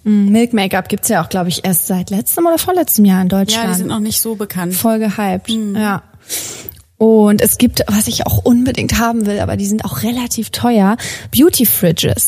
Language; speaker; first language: German; native; German